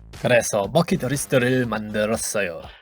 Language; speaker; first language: Korean; non-native, fluent; German